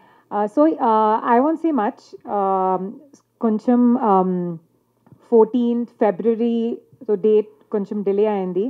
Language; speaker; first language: Telugu; non-native, local second language; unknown